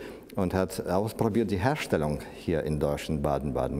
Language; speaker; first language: German; non-native, fluent; Russian